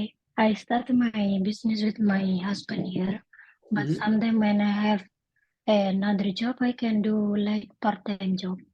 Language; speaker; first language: English; non-native, learner; Indonesian